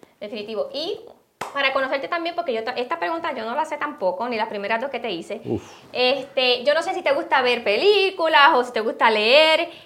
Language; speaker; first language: Spanish; native; Spanish